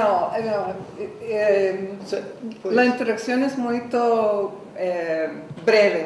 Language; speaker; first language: Spanish; non-native, fluent; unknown